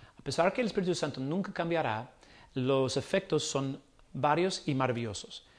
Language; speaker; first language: Spanish; non-native, fluent; English